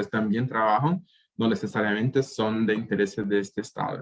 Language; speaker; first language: Spanish; native; Spanish